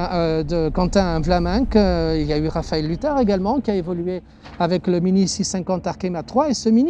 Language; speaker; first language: French; native; French